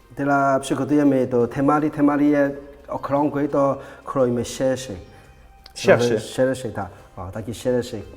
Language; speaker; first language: Polish; non-native, fluent; Burmese